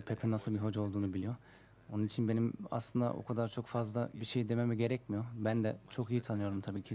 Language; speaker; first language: Turkish; early bilingual, heritage; Turkish